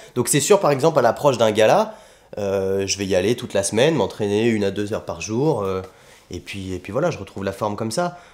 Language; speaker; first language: French; native; French